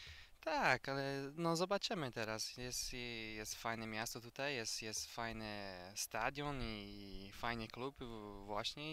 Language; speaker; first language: Polish; non-native, learner; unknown